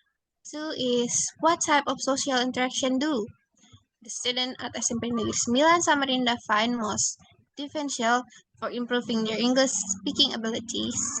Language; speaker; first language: English; non-native, learner; Indonesian